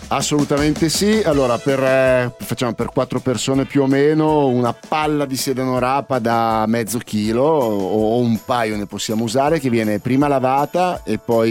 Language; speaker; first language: Italian; native; Italian